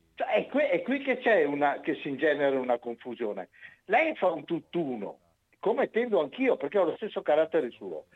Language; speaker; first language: Italian; native; Italian